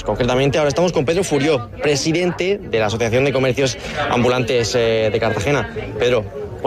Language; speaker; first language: Spanish; native; Spanish